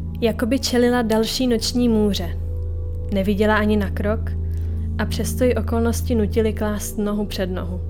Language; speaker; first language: Czech; native; Czech